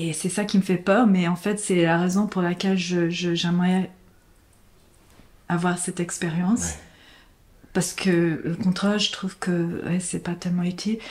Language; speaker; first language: French; non-native, fluent; English